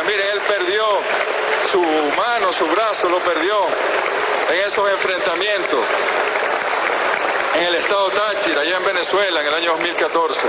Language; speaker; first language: Spanish; native; Spanish